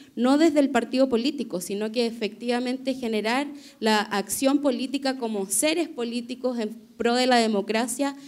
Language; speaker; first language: Spanish; native; Spanish